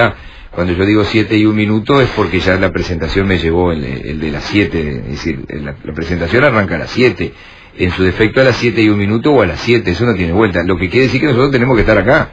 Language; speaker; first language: Spanish; native; Spanish